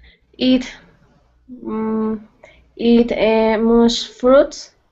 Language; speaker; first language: English; non-native, learner; Spanish